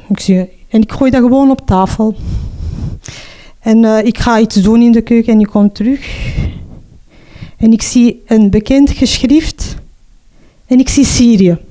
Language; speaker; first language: Dutch; non-native, local second language; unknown